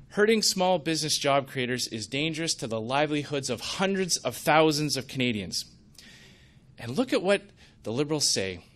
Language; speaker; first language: English; native; English